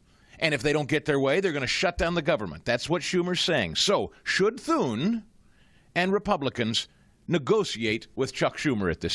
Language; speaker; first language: English; native; English